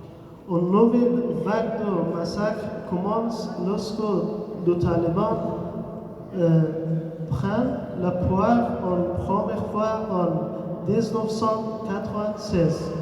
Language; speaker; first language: French; non-native, learner; Persian